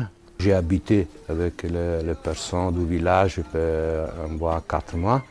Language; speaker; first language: French; non-native, learner; Italian